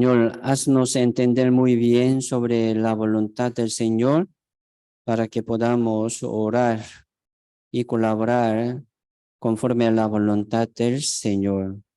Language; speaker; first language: Spanish; non-native, fluent; Korean